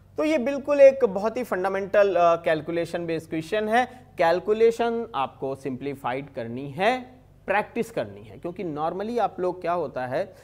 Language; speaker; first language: Hindi; native; Hindi